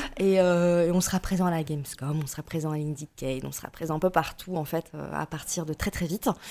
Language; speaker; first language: French; early bilingual, other home language; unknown